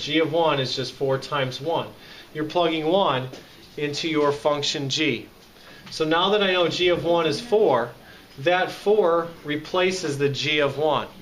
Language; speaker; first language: English; native; English